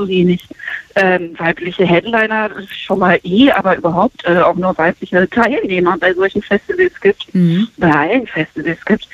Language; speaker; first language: German; native; German